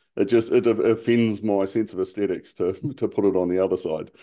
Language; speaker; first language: English; native; English